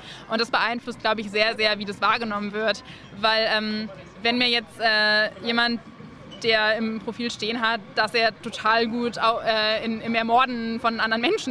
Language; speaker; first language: German; native; German